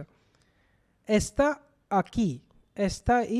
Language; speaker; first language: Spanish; non-native, learner; Hindi